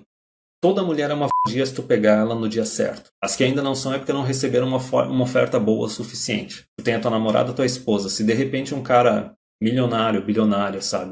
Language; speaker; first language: Portuguese; native; Portuguese